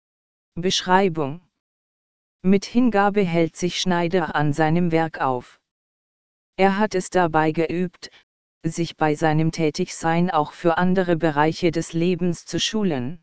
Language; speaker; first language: German; native; German